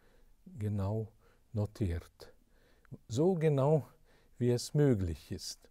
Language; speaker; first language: German; non-native, fluent; Hungarian